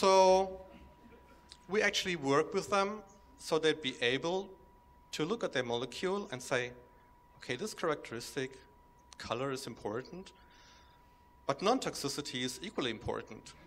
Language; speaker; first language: English; non-native, fluent; German